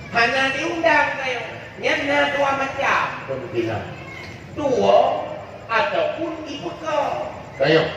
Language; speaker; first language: Malay; non-native, local second language; Achinese